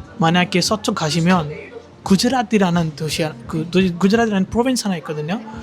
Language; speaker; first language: Korean; non-native, fluent; Hindi